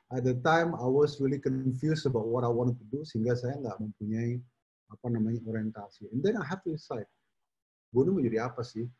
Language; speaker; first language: English; non-native, fluent; Indonesian